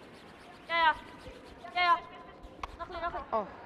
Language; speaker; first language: German; native; German